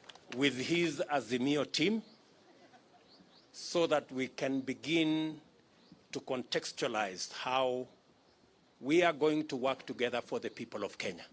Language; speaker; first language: English; non-native, local second language; Kalenjin